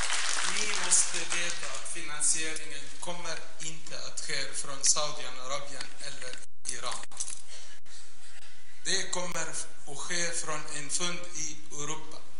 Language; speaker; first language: Swedish; non-native, fluent; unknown